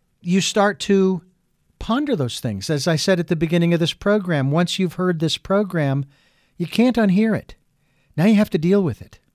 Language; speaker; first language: English; native; English